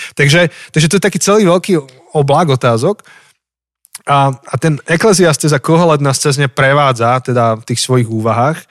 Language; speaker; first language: Slovak; native; Slovak